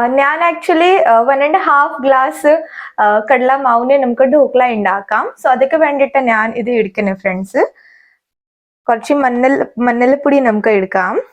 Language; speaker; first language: Malayalam; non-native, learner; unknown